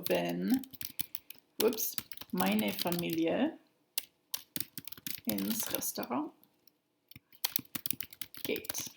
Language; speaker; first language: German; non-native, fluent; English